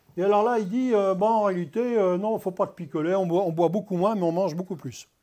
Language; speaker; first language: French; native; French